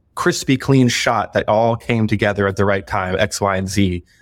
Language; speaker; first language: English; native; English